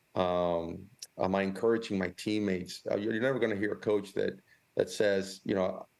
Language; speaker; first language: English; early bilingual, other home language; Spanish